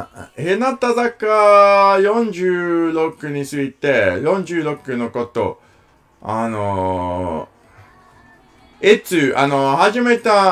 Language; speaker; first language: Japanese; non-native, learner; English